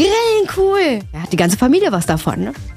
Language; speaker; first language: German; native; German